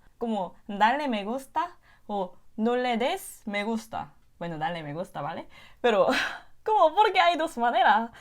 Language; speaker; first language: Spanish; non-native, fluent; Korean